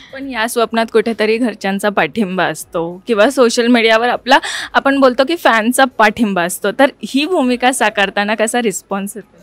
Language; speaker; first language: Marathi; native; Marathi